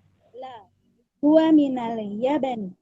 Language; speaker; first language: Arabic; non-native, learner; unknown